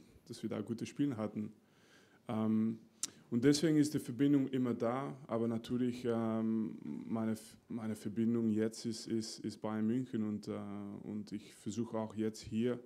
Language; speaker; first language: German; non-native, fluent; French